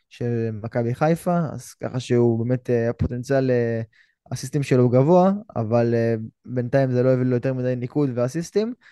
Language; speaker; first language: Hebrew; native; Hebrew